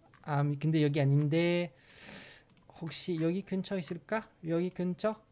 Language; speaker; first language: Korean; non-native, learner; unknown